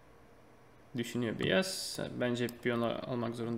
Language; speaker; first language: Turkish; non-native, fluent; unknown